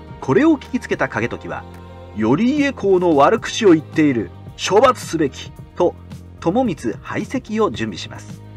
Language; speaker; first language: Japanese; native; Japanese